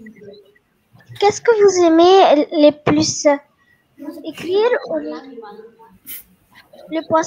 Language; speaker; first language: French; non-native, learner; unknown